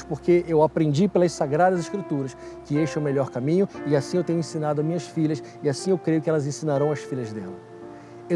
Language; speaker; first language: Portuguese; native; Portuguese